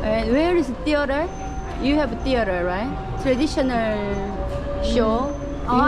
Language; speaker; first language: English; non-native, learner; Korean